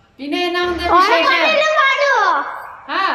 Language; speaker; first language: Malayalam; non-native, learner; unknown